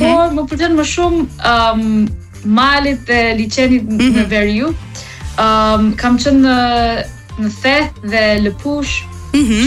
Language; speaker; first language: Albanian; non-native, learner; English